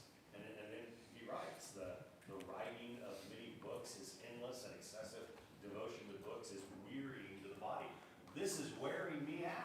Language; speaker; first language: English; native; English